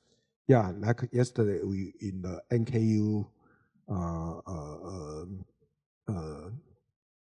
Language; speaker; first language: English; non-native, learner; Chinese